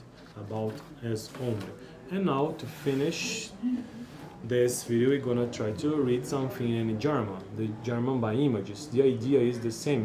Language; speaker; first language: English; non-native, learner; Portuguese